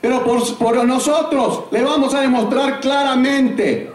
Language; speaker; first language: Spanish; early bilingual, heritage; Spanish